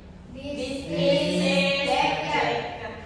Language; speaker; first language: English; non-native, learner; Indonesian